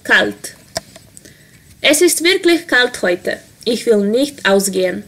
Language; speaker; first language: German; non-native, fluent; Serbian